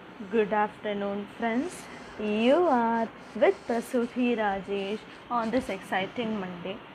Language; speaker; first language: English; non-native, local second language; Tamil